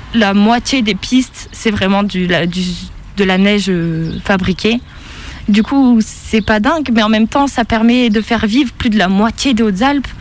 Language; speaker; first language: French; native; French